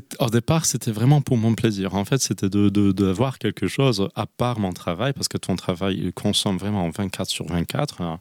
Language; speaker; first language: French; non-native, fluent; Polish